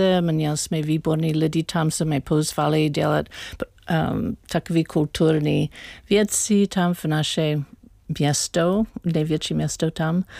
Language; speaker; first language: Czech; non-native, learner; English